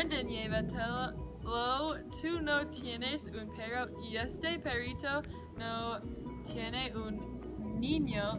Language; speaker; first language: Spanish; non-native, learner; English